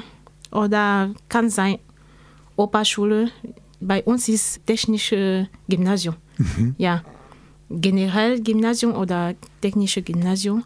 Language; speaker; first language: German; non-native, learner; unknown